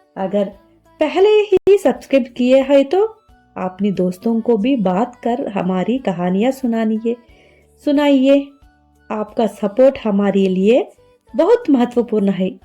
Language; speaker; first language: Hindi; non-native, local second language; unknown